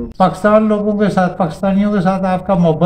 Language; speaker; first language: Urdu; non-native, local second language; Punjabi